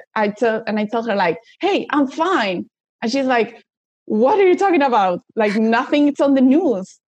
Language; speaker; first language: English; non-native, fluent; Spanish